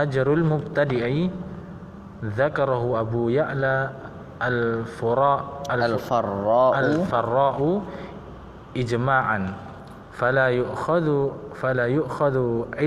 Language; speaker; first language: Arabic; non-native, learner; Indonesian